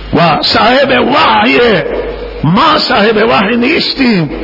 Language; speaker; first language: Persian; non-native, local second language; Baluchi